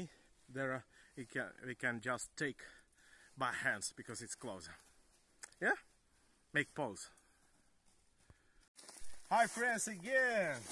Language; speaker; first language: English; non-native, learner; Ukrainian